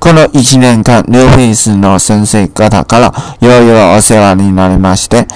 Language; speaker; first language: Japanese; non-native, fluent; Chinese